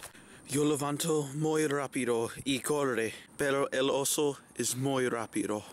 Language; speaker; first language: Spanish; non-native, learner; English